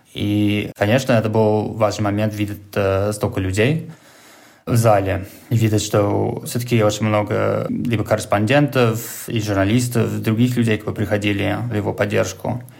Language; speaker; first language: Russian; non-native, fluent; English